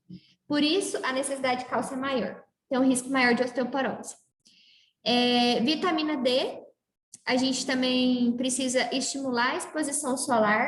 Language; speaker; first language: Portuguese; native; Portuguese